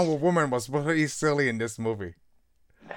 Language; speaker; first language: English; non-native, local second language; Cantonese